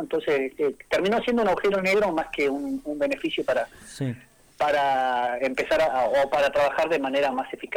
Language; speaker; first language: Spanish; native; Spanish